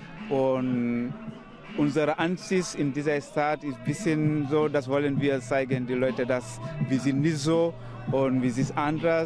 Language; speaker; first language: German; non-native, learner; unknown